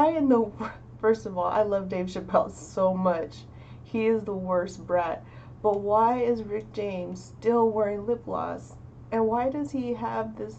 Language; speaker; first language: English; native; English